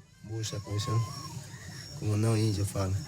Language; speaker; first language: Portuguese; non-native, local second language; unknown